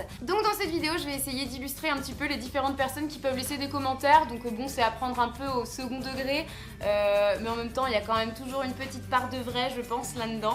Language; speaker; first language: French; native; French